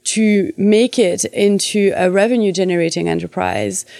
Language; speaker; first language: English; non-native, fluent; French